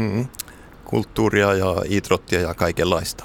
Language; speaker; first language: Finnish; early bilingual, heritage; Finnish